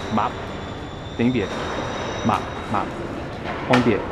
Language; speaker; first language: Vietnamese; non-native, learner; English